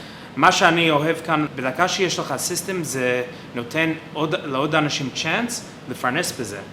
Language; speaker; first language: Hebrew; non-native, fluent; English